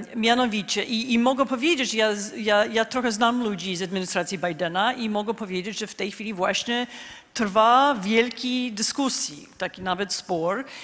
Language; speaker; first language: Polish; non-native, fluent; English